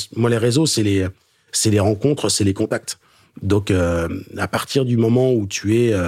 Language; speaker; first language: French; native; French